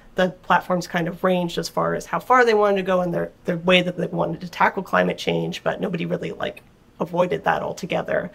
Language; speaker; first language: English; native; English